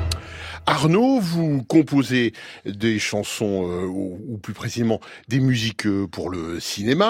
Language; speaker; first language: French; native; French